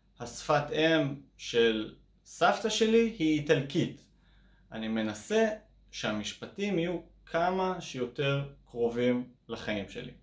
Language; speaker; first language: Hebrew; native; Hebrew